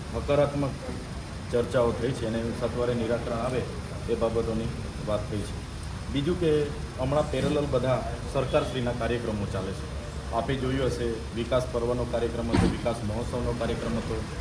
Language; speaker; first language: Gujarati; non-native, local second language; Vasavi